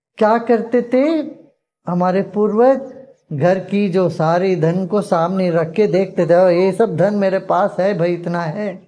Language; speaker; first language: Hindi; non-native, local second language; Tamil